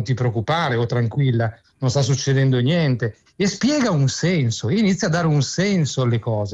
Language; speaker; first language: Italian; native; Italian